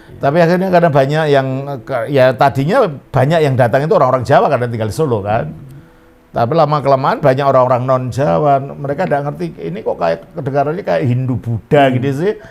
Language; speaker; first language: Indonesian; native; Indonesian